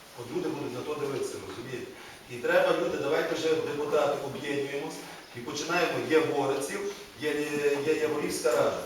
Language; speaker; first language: Ukrainian; native; Ukrainian